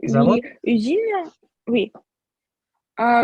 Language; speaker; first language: French; non-native, fluent; Russian